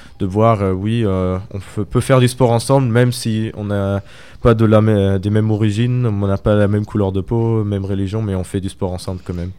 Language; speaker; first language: French; non-native, learner; German